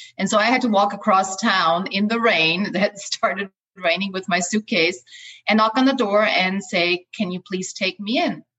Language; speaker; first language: English; non-native, fluent; German